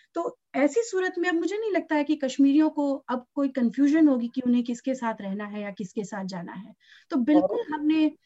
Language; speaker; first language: Hindi; native; Hindi